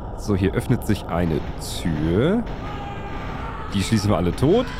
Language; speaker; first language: German; native; German